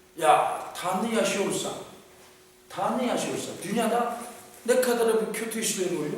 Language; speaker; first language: Turkish; non-native, fluent; Korean